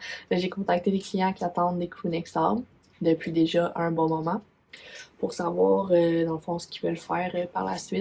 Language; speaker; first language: French; native; French